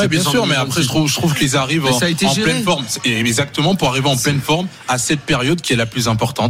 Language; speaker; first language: French; native; French